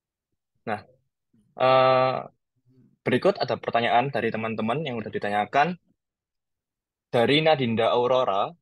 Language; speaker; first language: Indonesian; native; Indonesian